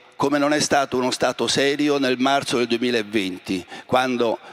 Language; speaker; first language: Italian; native; Italian